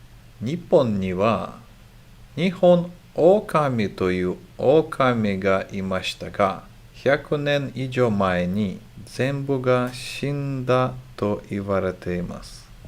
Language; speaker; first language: Japanese; non-native, learner; English